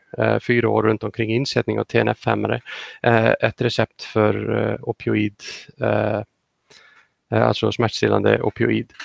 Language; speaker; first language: Swedish; non-native, fluent; Icelandic